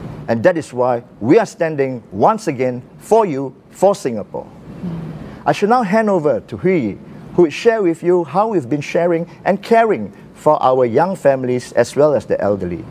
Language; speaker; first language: English; non-native, local second language; Malay